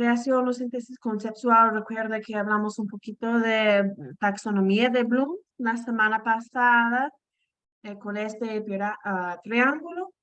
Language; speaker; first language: Spanish; non-native, fluent; English